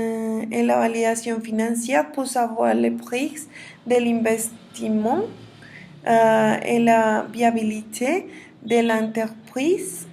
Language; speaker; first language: French; non-native, learner; Spanish